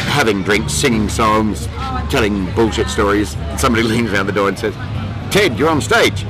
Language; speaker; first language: English; native; English